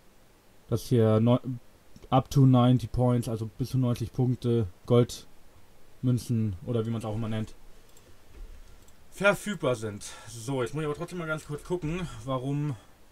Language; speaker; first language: German; native; German